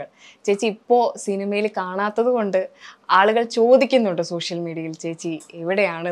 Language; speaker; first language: Malayalam; native; Malayalam